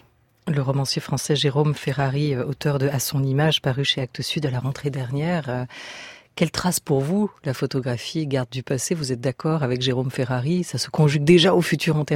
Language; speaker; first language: French; native; French